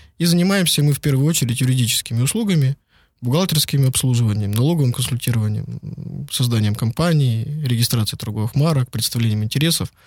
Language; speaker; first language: Russian; native; Russian